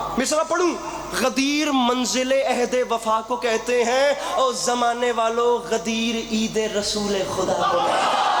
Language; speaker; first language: Urdu; non-native, local second language; Punjabi